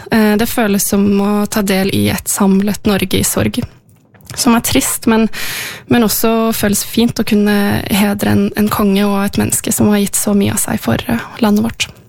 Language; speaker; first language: Norwegian; native; Norwegian